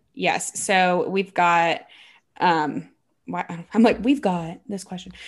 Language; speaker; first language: English; native; English